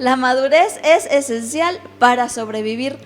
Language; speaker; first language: Spanish; native; Spanish